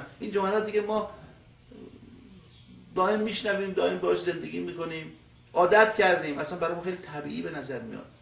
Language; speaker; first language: Persian; native; Persian